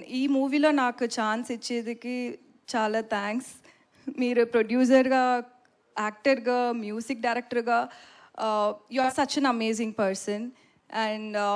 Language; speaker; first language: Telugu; non-native, learner; Tamil